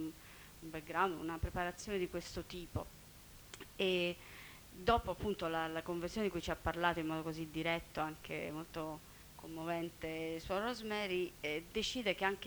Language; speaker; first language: Italian; native; Italian